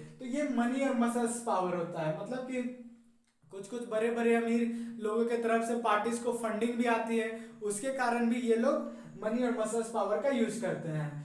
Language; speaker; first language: Hindi; native; Hindi